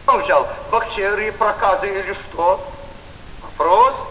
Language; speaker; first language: Polish; non-native, learner; Russian